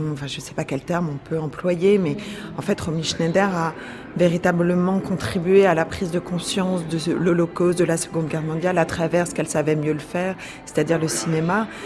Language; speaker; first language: French; native; French